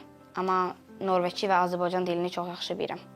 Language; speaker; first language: Azerbaijani; early bilingual, heritage; Azerbaijani